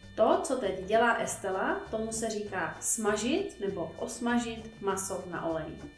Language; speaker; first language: Czech; native; Czech